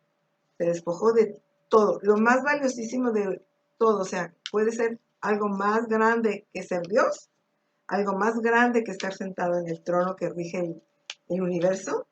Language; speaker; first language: Spanish; native; Spanish